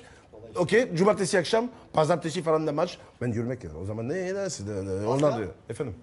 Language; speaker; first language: Turkish; non-native, learner; French